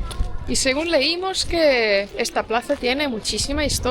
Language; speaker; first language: Spanish; non-native, fluent; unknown